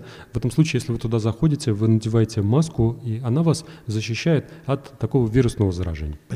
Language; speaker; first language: Russian; native; Russian